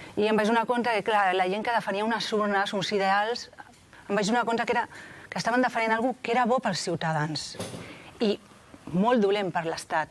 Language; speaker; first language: Catalan; non-native, local second language; Spanish